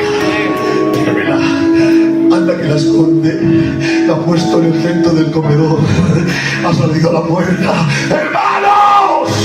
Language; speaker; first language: Spanish; native; Spanish